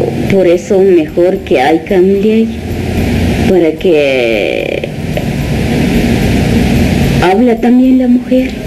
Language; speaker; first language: Spanish; non-native, local second language; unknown